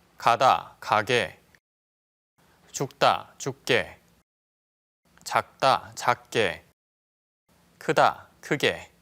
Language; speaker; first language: Korean; native; Korean